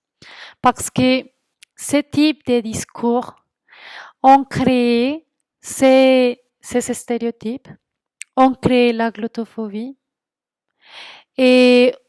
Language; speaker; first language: French; non-native, fluent; Spanish